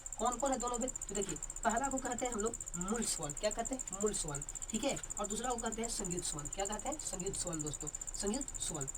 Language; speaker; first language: Hindi; native; Hindi